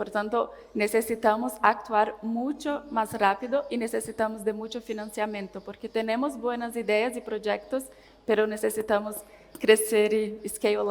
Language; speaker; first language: Spanish; non-native, learner; Portuguese